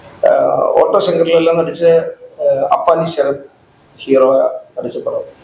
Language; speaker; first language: Tamil; non-native, local second language; Malayalam